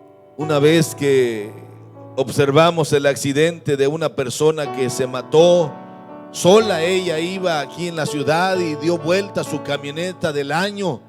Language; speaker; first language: Spanish; native; Spanish